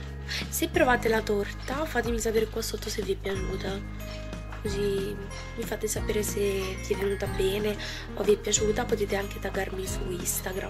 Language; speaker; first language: Italian; native; Italian